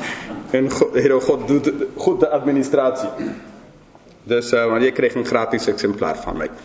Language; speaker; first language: Dutch; non-native, fluent; English